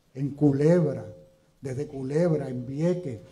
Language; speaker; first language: Spanish; native; Spanish